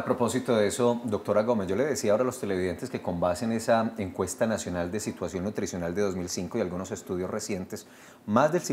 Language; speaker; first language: Spanish; native; Spanish